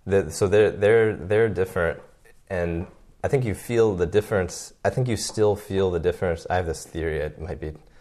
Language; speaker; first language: English; native; English